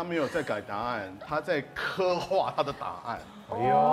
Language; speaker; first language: Chinese; native; Chinese